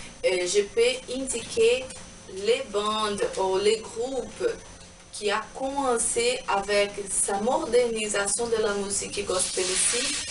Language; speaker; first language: French; non-native, learner; Portuguese